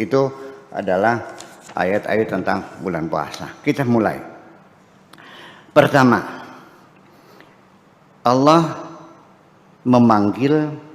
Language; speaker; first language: Indonesian; native; Indonesian